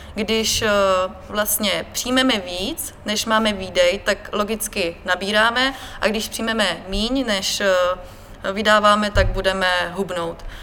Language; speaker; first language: Czech; native; Czech